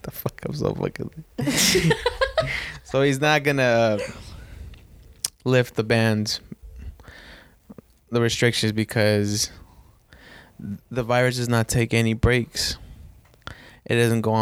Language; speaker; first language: English; early bilingual, other home language; Spanish